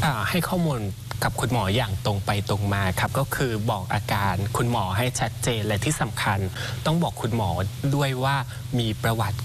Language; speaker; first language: Thai; native; Thai